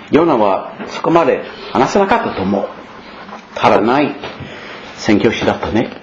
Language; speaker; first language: Japanese; non-native, fluent; English